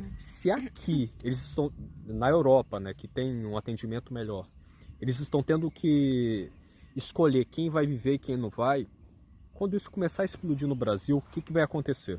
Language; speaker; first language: Portuguese; native; Portuguese